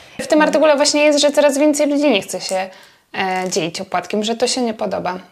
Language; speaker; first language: Polish; native; Polish